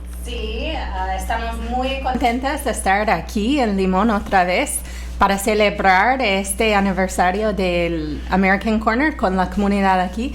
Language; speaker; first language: Spanish; non-native, fluent; English